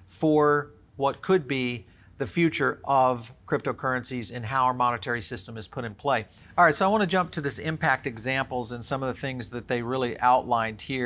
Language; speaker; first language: English; native; English